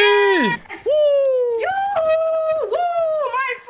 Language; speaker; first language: English; non-native, learner; French